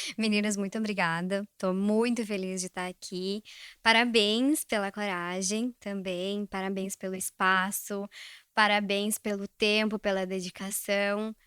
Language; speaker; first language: Portuguese; early bilingual, other home language; Spanish